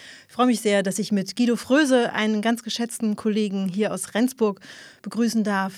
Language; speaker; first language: German; native; German